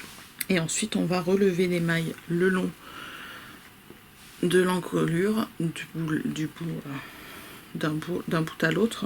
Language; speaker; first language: French; native; French